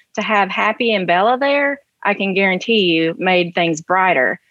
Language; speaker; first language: English; native; English